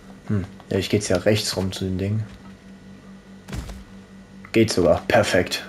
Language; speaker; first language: German; native; German